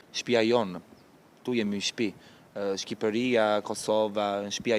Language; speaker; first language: Albanian; early bilingual, heritage; Albanian